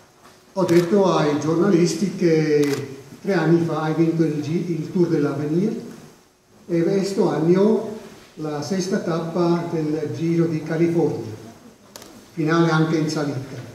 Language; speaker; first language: Italian; non-native, fluent; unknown